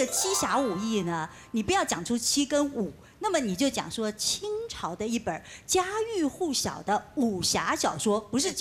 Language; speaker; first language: Chinese; native; Chinese